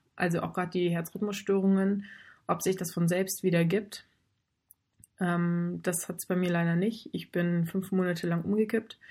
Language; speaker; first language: German; native; German